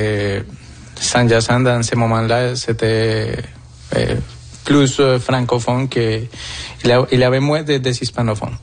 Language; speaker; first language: French; non-native, fluent; Spanish